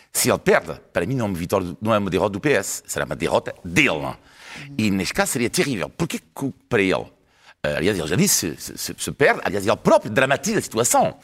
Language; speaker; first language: Portuguese; non-native, fluent; French